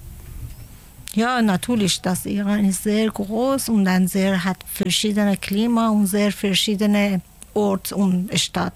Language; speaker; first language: German; non-native, learner; Persian